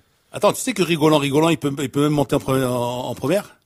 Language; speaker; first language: French; non-native, local second language; Arabic